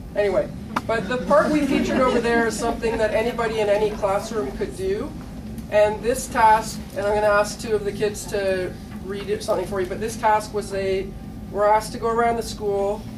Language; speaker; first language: English; native; English